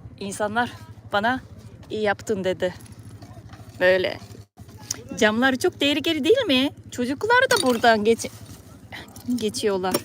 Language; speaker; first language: Turkish; non-native, fluent; Japanese